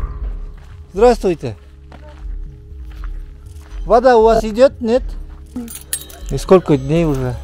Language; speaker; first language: Russian; non-native, local second language; Kyrgyz